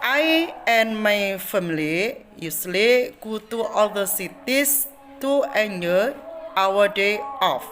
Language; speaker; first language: English; non-native, learner; Indonesian